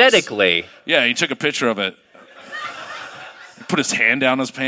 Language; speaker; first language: English; native; English